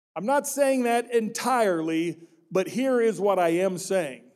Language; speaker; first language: English; native; English